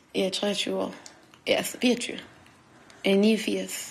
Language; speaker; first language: Danish; non-native, learner; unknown